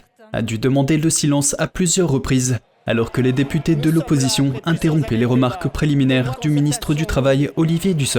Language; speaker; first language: French; native; French